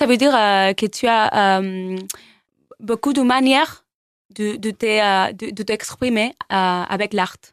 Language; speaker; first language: French; non-native, learner; Spanish